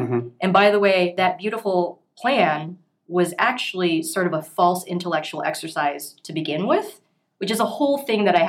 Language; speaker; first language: English; native; English